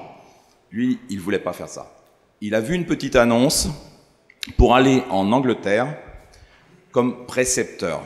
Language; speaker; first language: French; native; French